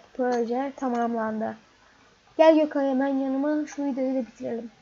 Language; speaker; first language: Turkish; native; Turkish